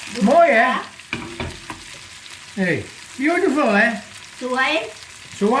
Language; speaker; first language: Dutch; native; Dutch